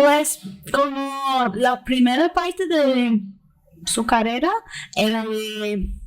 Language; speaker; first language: Spanish; early bilingual, heritage; Spanish